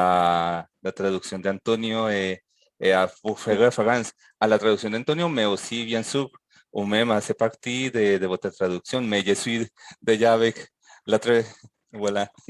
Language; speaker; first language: French; non-native, fluent; Spanish